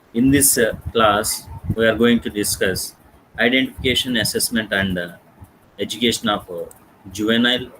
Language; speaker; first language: English; non-native, local second language; Telugu